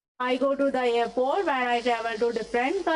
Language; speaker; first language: English; non-native, local second language; Hindi